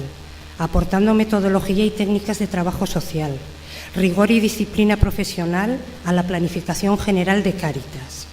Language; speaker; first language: Spanish; native; Spanish